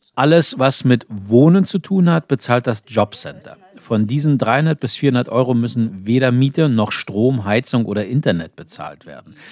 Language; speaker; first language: German; non-native, fluent; Ukrainian